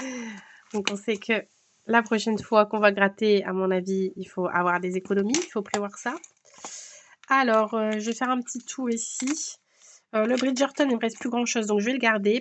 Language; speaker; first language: French; native; French